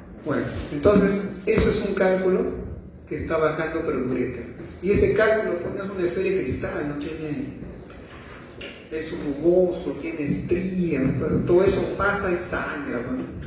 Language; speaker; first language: Spanish; native; Spanish